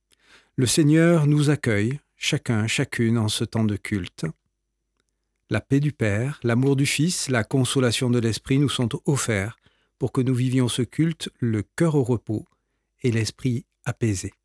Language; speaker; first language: French; native; French